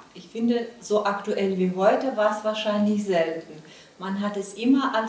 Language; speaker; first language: German; non-native, fluent; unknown